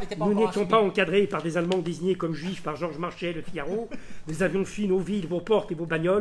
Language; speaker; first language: French; native; French